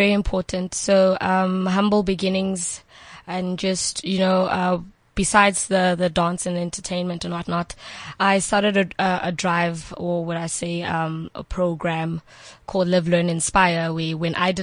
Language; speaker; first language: English; non-native, local second language; Northern Sotho